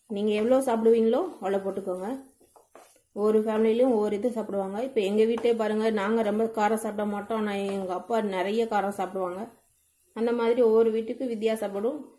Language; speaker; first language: Tamil; non-native, local second language; Telugu